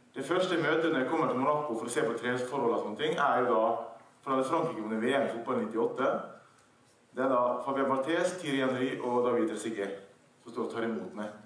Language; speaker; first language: Norwegian; native; Norwegian